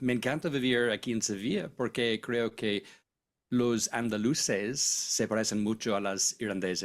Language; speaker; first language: Spanish; non-native, fluent; English